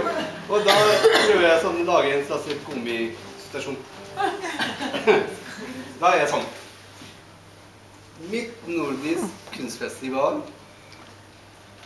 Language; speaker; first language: Norwegian; non-native, fluent; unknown